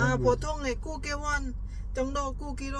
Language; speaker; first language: Korean; non-native, learner; Lao